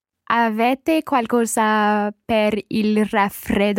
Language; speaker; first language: Italian; non-native, learner; English